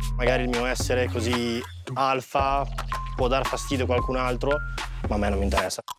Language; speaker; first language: Italian; native; Italian